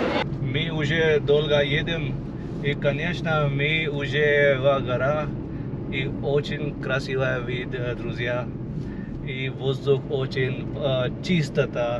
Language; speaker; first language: Russian; non-native, learner; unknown